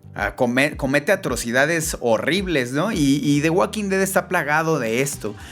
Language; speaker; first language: Spanish; native; Spanish